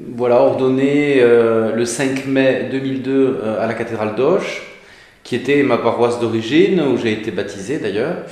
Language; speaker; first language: French; native; French